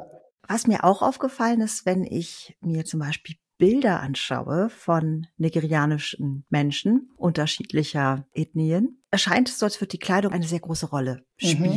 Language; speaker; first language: German; native; German